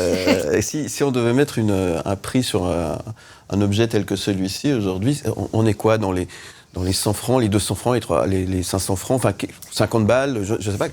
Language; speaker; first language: French; native; French